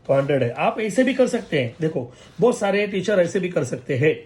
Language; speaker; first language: Hindi; non-native, local second language; Marathi